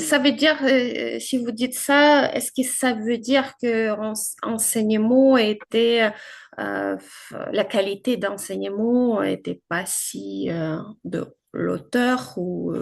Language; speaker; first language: French; non-native, fluent; Ukrainian